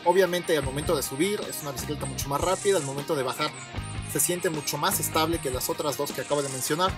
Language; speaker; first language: Spanish; native; Spanish